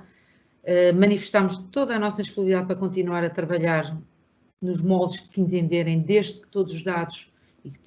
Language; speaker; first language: Portuguese; native; Portuguese